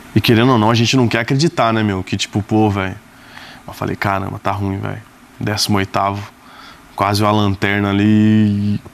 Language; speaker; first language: Portuguese; native; Portuguese